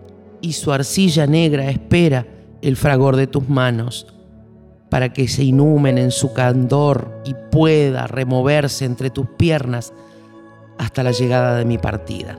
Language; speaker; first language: Spanish; native; Spanish